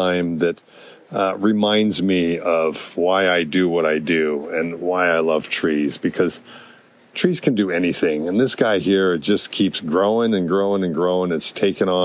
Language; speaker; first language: English; native; English